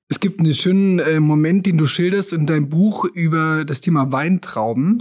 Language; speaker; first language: German; native; German